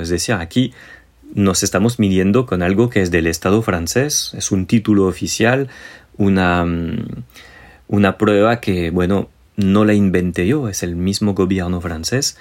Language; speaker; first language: Spanish; non-native, fluent; French